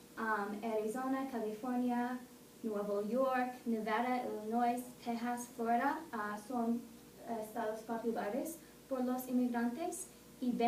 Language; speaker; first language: Spanish; non-native, learner; English